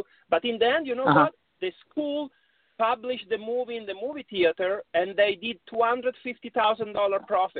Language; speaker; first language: English; non-native, fluent; Italian